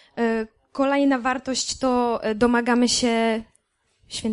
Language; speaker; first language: Polish; native; Polish